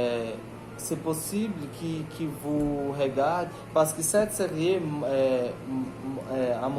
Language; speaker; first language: French; non-native, learner; Portuguese